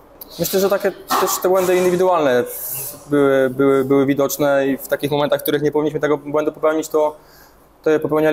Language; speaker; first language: Polish; native; Polish